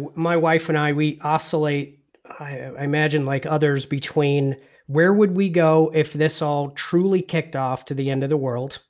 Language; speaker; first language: English; native; English